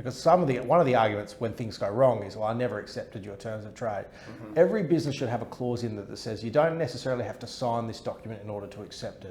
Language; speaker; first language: English; native; English